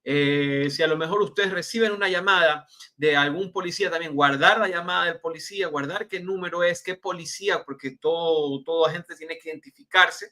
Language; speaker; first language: Spanish; native; Spanish